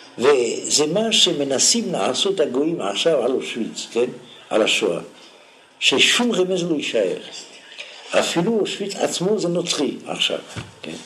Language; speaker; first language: Hebrew; non-native, fluent; French